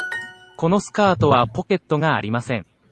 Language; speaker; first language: Japanese; non-native, learner; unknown